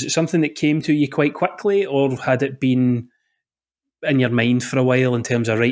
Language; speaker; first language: English; native; English